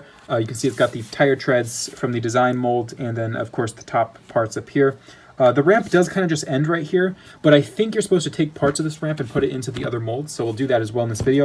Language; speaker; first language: English; native; English